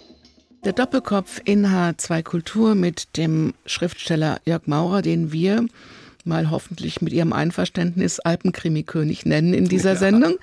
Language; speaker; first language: German; native; German